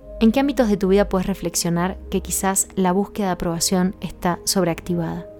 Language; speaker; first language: Spanish; native; Spanish